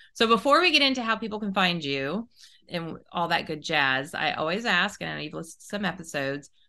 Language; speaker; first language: English; early bilingual, other home language; Italian